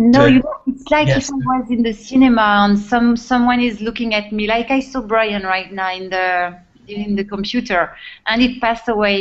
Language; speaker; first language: English; non-native, fluent; French